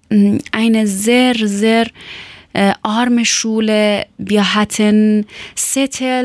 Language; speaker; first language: German; non-native, learner; Persian